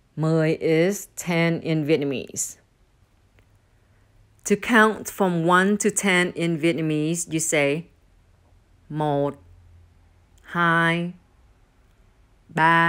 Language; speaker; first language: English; non-native, fluent; Vietnamese